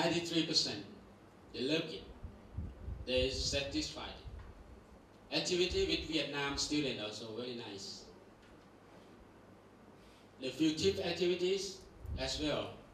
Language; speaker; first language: English; non-native, learner; Thai